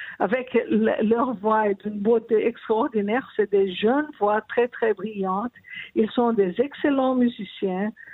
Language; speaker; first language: French; non-native, fluent; Portuguese